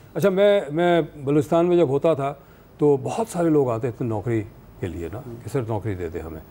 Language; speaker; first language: Urdu; native; Urdu